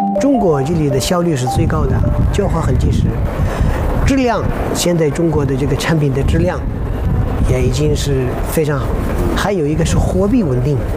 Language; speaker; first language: Chinese; non-native, fluent; Arabic